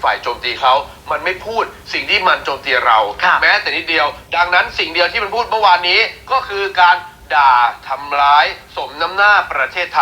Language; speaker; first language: Thai; native; Thai